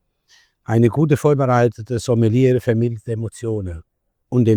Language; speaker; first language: German; non-native, fluent; Italian